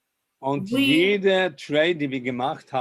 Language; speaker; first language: German; non-native, fluent; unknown